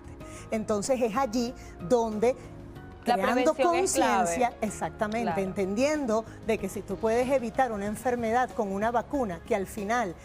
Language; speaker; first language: Spanish; native; Spanish